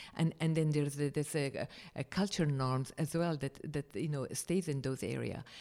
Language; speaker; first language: English; non-native, fluent; Persian